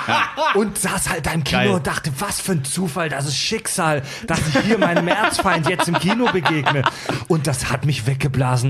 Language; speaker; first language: German; native; German